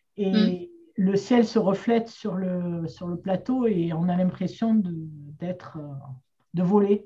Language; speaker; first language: French; native; French